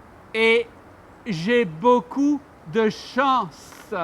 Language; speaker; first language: French; non-native, learner; Armenian